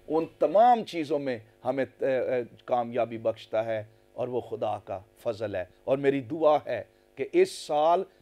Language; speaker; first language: Urdu; non-native, local second language; Punjabi